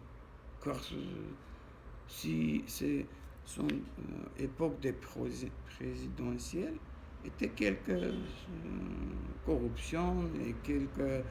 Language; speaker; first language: French; non-native, learner; Armenian